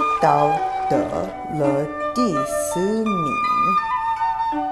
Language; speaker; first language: Chinese; non-native, learner; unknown